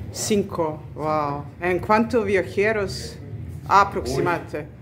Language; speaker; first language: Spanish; non-native, learner; Serbian